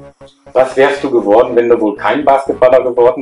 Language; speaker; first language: German; native; German